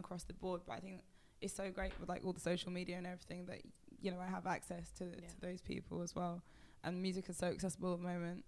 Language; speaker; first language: English; native; English